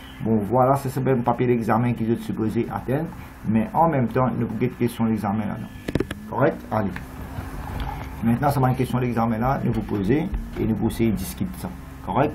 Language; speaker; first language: French; non-native, local second language; Morisyen